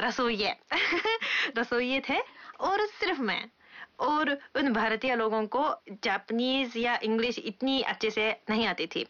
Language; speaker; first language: Hindi; non-native, fluent; Japanese